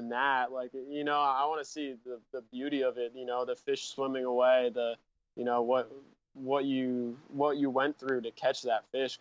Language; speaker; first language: English; native; English